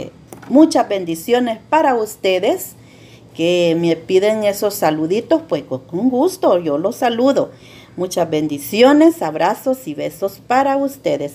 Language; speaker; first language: Spanish; native; Spanish